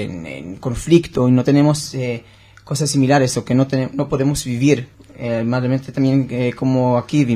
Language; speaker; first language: Spanish; non-native, learner; Hebrew